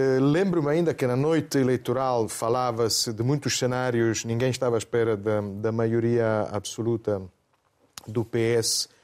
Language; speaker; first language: Portuguese; non-native, fluent; Italian